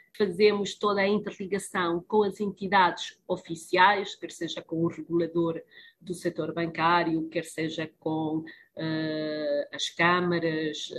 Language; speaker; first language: Portuguese; early bilingual, heritage; Spanish